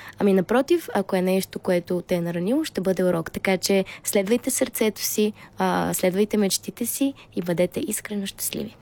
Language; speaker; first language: Bulgarian; early bilingual, heritage; Bulgarian